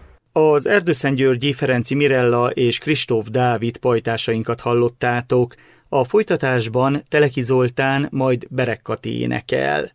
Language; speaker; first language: Hungarian; native; Hungarian